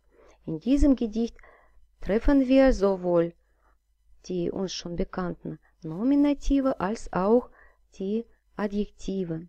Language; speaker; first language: German; non-native, fluent; Russian